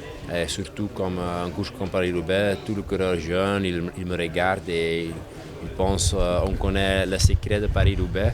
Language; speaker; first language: French; non-native, learner; Dutch